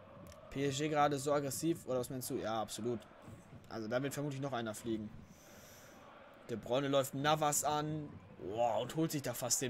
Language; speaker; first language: German; native; German